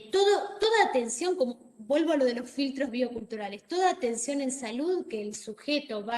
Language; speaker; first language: Spanish; native; Spanish